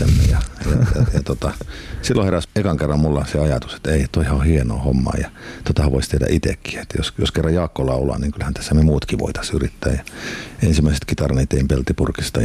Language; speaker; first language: Finnish; native; Finnish